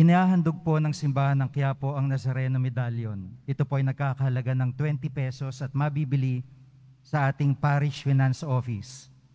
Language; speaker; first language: Filipino; native; Filipino